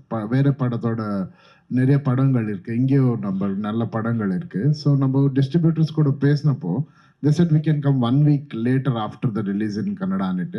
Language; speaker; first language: Tamil; non-native, fluent; Kannada